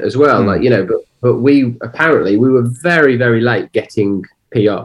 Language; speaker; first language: English; native; English